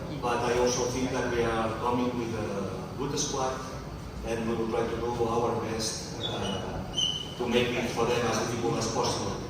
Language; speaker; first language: English; non-native, fluent; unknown